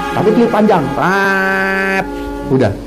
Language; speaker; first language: Indonesian; native; Indonesian